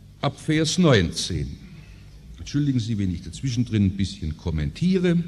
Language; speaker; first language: German; native; German